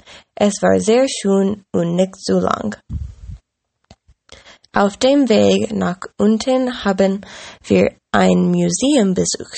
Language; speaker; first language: German; non-native, learner; English